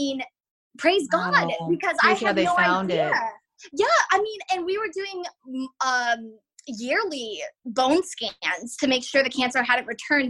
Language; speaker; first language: English; native; English